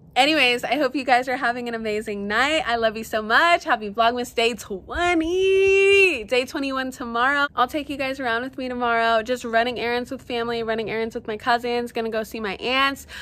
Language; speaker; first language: English; native; English